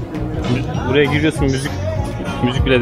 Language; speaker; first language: Turkish; native; Turkish